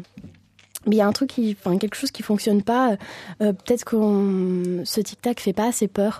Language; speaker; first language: French; native; French